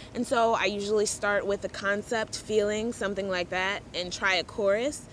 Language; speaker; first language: English; native; English